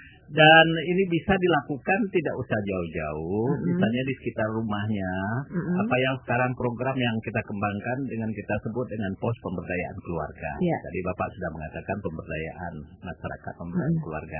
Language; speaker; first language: Indonesian; non-native, local second language; Javanese